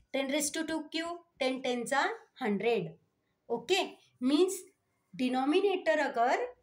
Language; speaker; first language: Hindi; non-native, local second language; Marathi